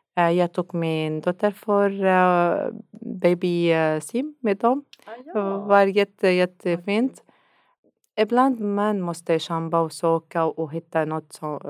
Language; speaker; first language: Swedish; non-native, fluent; Arabic